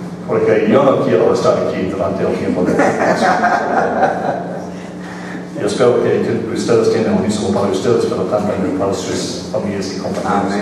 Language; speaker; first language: Spanish; non-native, fluent; English